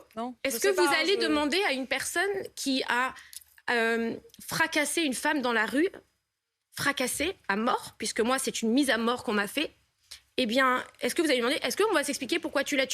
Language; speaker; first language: French; native; French